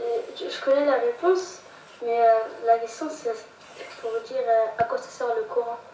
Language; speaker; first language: French; early bilingual, other home language; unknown